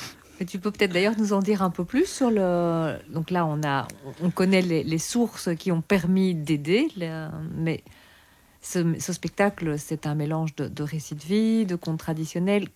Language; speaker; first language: French; native; French